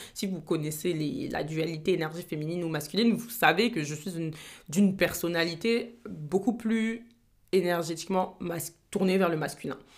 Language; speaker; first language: French; native; French